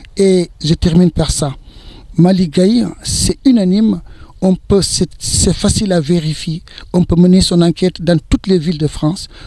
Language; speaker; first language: French; non-native, local second language; Wolof